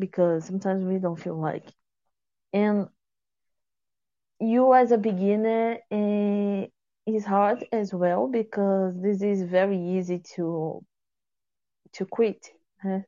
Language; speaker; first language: English; non-native, fluent; Portuguese